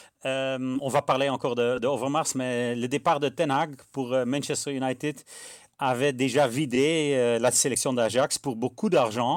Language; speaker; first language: French; non-native, fluent; Dutch